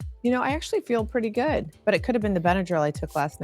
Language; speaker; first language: English; native; English